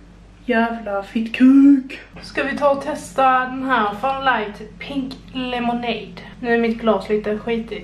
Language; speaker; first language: Swedish; native; Swedish